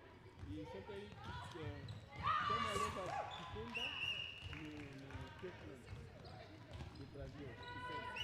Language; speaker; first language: Portuguese; non-native, learner; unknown